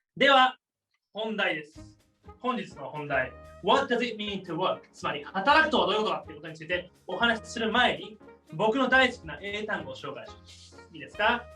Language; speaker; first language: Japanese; native; Japanese